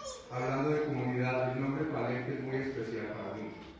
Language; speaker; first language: Spanish; early bilingual, heritage; Spanish